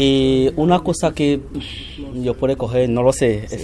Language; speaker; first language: Spanish; non-native, fluent; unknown